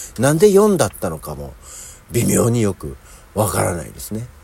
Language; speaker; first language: Japanese; native; Japanese